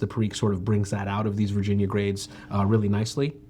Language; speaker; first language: English; native; English